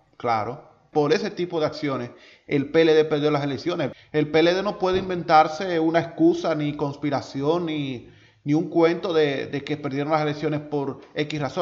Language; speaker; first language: Spanish; native; Spanish